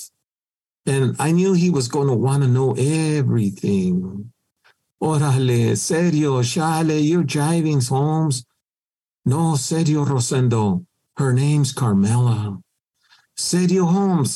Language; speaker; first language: English; native; English